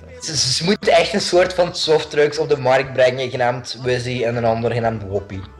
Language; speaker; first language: Dutch; native; Dutch